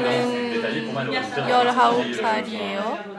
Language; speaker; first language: Korean; non-native, learner; French